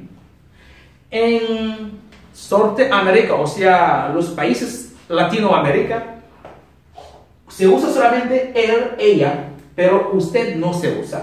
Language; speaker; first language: Spanish; non-native, learner; Haitian Creole